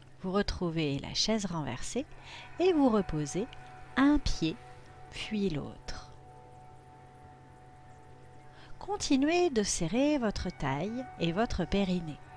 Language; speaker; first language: French; native; French